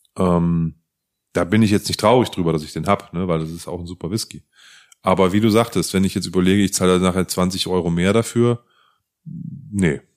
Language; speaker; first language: German; native; German